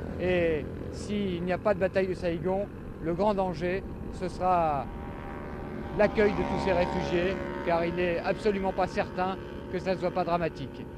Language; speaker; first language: French; native; French